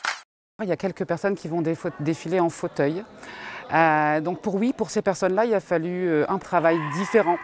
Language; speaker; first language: French; native; French